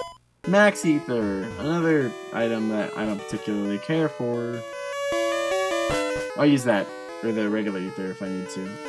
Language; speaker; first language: English; native; English